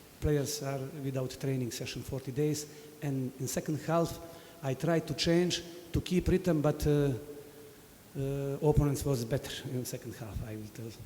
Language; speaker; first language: English; non-native, fluent; Serbian